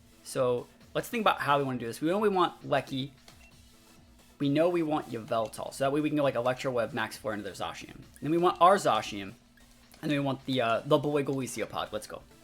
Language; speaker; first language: English; native; English